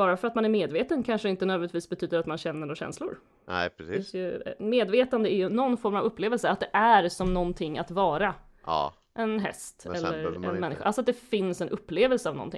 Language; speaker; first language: Swedish; native; Swedish